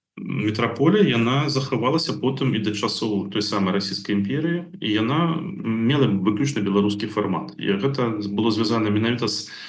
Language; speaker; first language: Belarusian; non-native, local second language; Russian